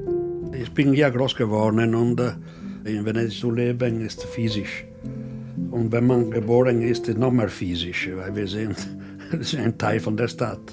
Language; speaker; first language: German; non-native, fluent; Italian